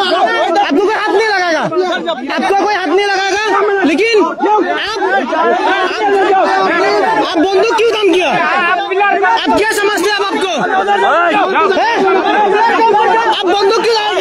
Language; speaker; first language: Hindi; non-native, learner; Bangla